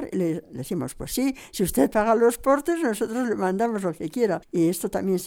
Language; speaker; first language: Spanish; native; Spanish